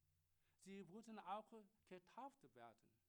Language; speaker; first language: German; non-native, learner; Korean